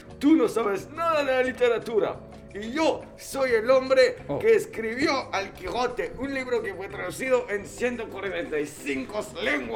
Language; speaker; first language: Spanish; non-native, learner; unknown